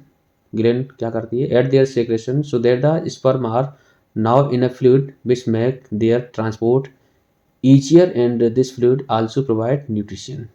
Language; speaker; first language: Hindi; native; Hindi